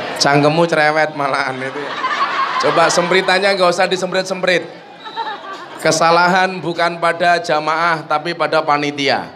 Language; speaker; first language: Indonesian; non-native, local second language; Javanese